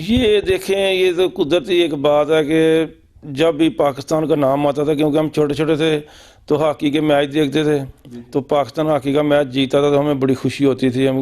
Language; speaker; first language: Urdu; non-native, local second language; Punjabi